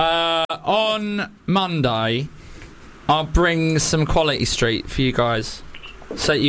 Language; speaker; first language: English; native; English